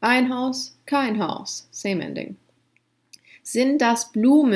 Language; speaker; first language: German; non-native, fluent; English